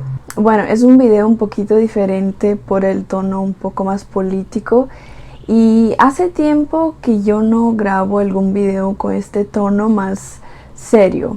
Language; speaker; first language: Spanish; non-native, fluent; Portuguese